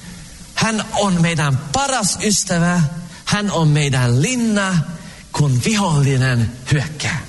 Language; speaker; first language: Finnish; early bilingual, heritage; Finnish